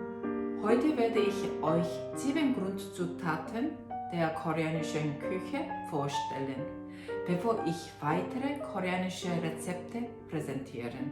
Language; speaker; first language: German; non-native, local second language; Korean